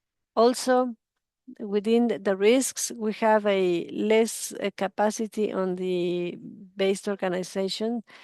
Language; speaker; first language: English; non-native, fluent; Spanish